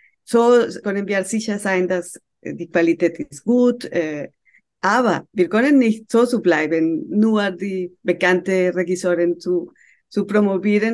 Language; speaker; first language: German; non-native, fluent; Spanish